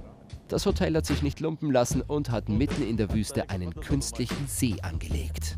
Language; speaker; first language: German; native; German